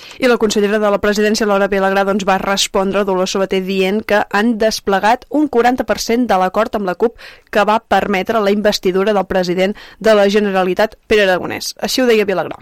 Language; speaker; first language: Catalan; native; Catalan